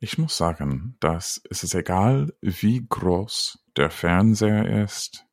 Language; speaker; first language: German; non-native, fluent; English